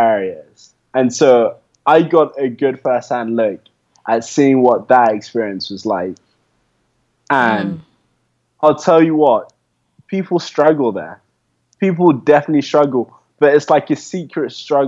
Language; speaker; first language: English; native; English